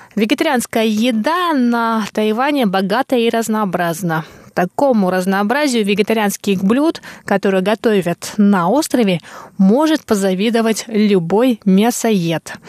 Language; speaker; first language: Russian; non-native, local second language; Tuvinian